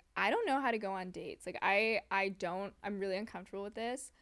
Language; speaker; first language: English; native; English